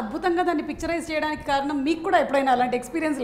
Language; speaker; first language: Telugu; native; Telugu